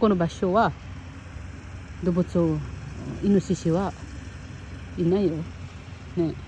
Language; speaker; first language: Japanese; non-native, learner; Filipino